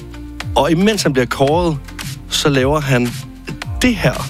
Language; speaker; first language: Danish; native; Danish